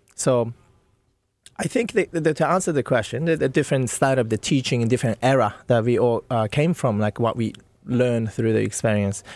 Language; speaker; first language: English; non-native, fluent; Japanese